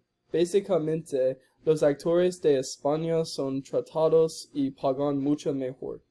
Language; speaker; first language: Spanish; non-native, learner; English